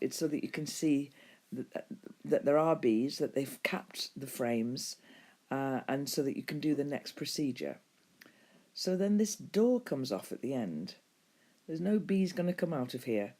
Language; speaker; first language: English; native; English